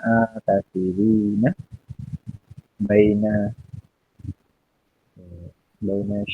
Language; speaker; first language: Arabic; non-native, learner; Indonesian